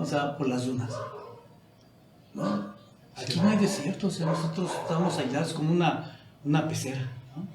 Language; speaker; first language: Spanish; native; Spanish